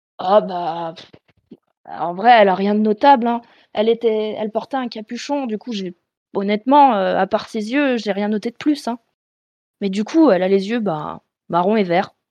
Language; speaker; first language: French; native; French